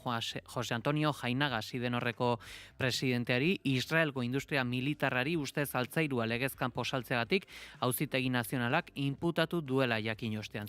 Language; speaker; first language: Basque; native; Basque